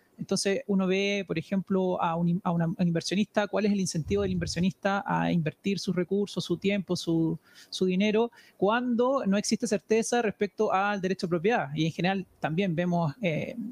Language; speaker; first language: Spanish; native; Spanish